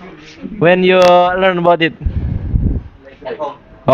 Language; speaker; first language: English; non-native, learner; Indonesian